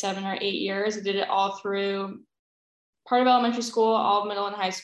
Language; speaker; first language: English; native; English